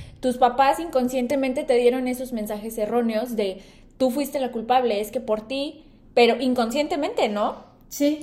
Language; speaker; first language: Spanish; native; Spanish